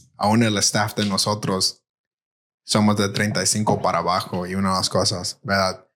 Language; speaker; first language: Spanish; early bilingual, heritage; Spanish